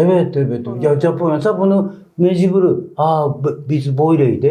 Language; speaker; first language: Turkish; non-native, learner; Japanese